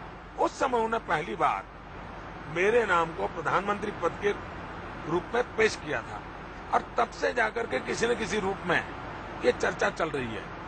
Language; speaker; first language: Hindi; non-native, local second language; Gujarati